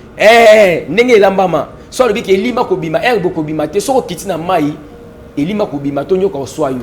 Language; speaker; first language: Lingala; non-native, local second language; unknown